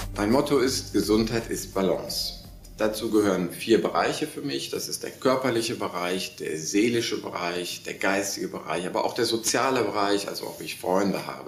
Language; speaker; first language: German; native; German